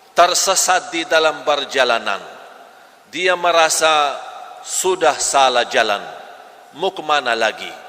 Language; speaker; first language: Malay; non-native, fluent; Arabic